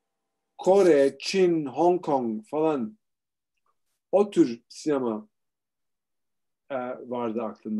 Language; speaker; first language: Turkish; early bilingual, heritage; Turkish